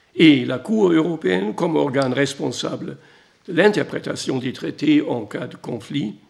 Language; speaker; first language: French; non-native, fluent; German